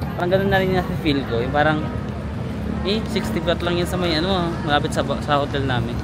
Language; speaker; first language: Filipino; native; Filipino